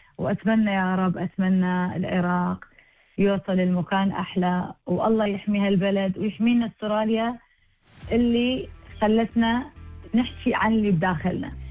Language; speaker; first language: Arabic; early bilingual, heritage; Arabic